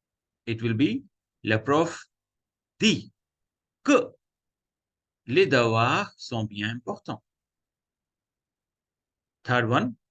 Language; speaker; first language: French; non-native, fluent; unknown